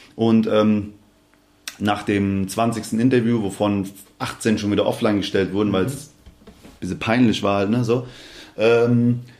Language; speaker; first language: German; native; German